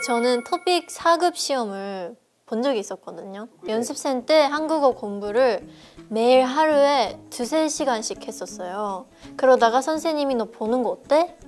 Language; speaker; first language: Korean; non-native, fluent; Japanese